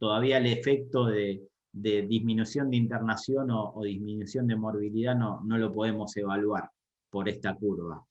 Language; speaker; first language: Spanish; native; Spanish